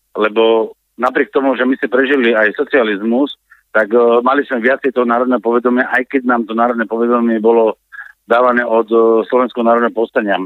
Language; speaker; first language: Slovak; native; Slovak